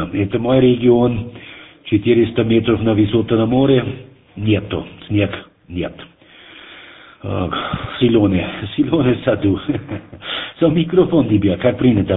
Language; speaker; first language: Russian; non-native, learner; German